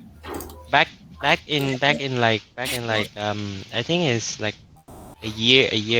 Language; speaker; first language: English; non-native, learner; Vietnamese